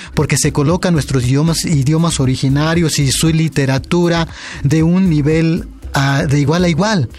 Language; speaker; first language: Spanish; non-native, local second language; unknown